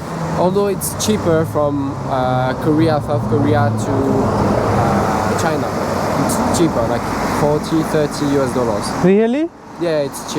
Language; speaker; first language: English; non-native, fluent; French